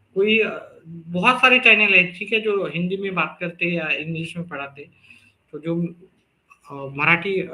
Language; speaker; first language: Hindi; non-native, local second language; Marathi